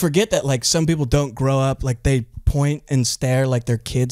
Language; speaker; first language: English; native; English